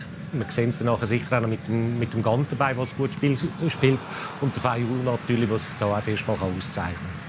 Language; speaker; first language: German; native; German